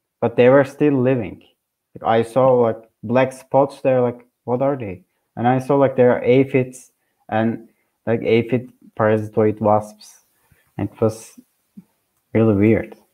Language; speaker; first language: English; non-native, learner; Turkish